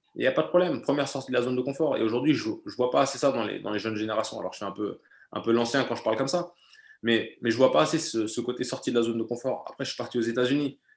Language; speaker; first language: French; native; French